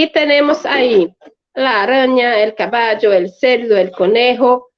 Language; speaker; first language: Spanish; non-native, fluent; Portuguese